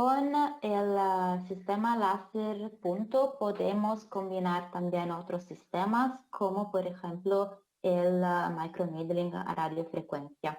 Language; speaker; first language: Spanish; non-native, fluent; Italian